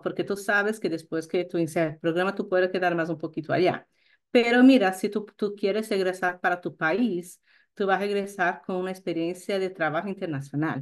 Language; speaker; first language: Spanish; non-native, fluent; Portuguese